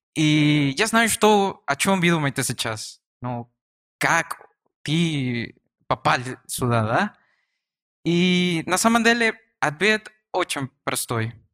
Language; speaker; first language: Russian; non-native, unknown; Spanish